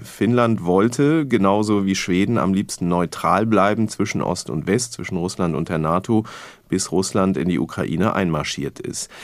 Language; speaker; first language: German; native; German